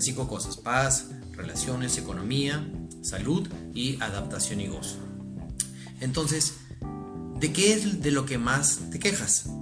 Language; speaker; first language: Spanish; native; Spanish